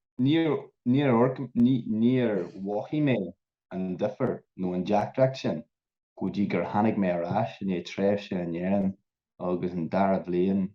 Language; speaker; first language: Irish; non-native, local second language; English